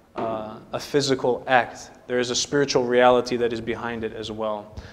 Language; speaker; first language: English; native; English